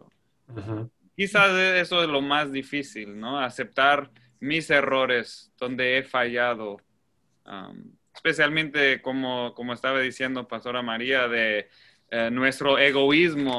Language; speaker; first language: Spanish; non-native, fluent; English